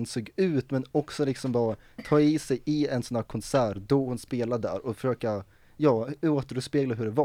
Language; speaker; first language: Swedish; native; Swedish